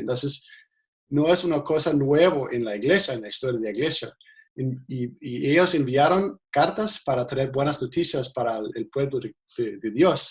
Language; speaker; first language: Spanish; non-native, fluent; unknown